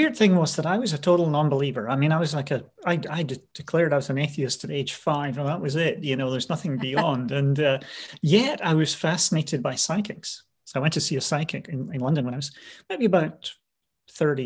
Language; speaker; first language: English; native; English